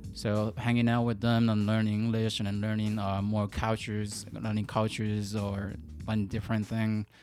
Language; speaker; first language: English; non-native, fluent; Japanese